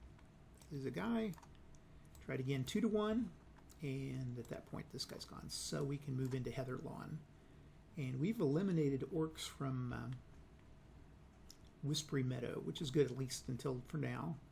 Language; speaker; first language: English; native; English